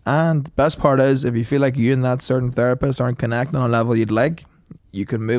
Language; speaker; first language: English; native; English